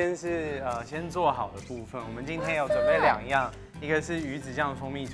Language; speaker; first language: Chinese; native; Chinese